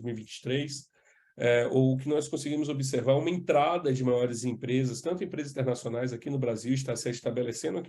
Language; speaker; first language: Portuguese; native; Portuguese